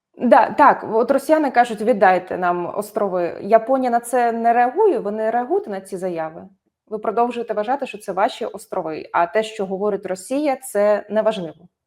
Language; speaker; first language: Ukrainian; native; Ukrainian